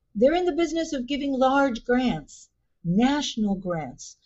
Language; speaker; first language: English; early bilingual, other home language; Spanish